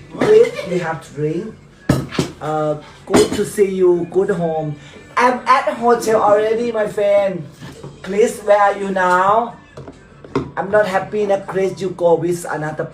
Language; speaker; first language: English; non-native, learner; Thai